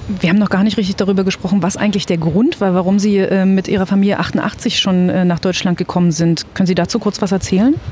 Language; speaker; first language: German; native; German